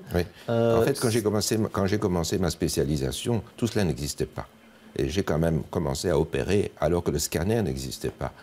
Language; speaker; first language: French; native; French